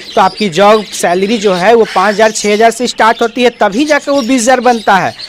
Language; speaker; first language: Hindi; native; Hindi